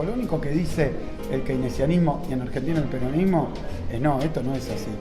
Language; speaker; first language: Spanish; native; Spanish